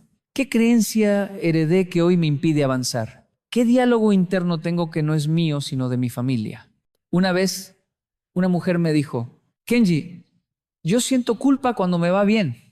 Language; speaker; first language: Spanish; native; Spanish